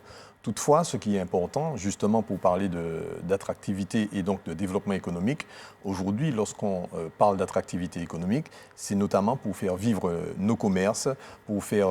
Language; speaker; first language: French; native; French